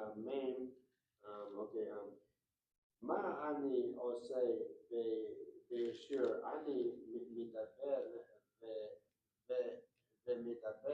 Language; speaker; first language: Hebrew; non-native, learner; English